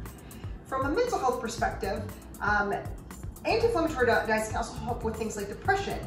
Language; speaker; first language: English; native; English